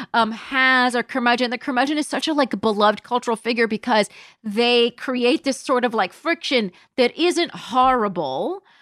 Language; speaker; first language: English; native; English